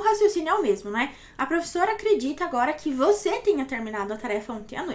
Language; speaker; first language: Portuguese; native; Portuguese